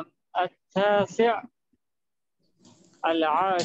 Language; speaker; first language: Arabic; non-native, learner; German